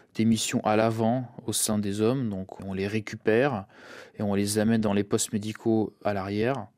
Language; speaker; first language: French; early bilingual, other home language; Russian